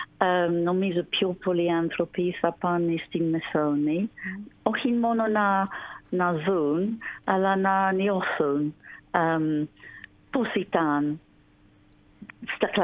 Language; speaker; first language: Greek; non-native, learner; English